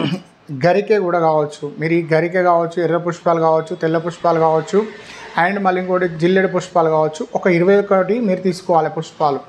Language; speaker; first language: Telugu; native; Telugu